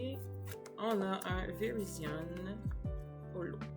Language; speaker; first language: French; native; French